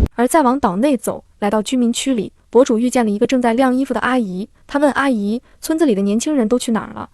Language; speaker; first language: Chinese; native; Chinese